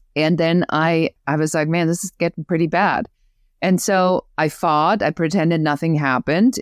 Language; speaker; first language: English; non-native, fluent; German